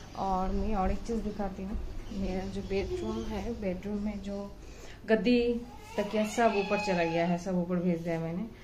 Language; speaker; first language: Hindi; non-native, local second language; Bangla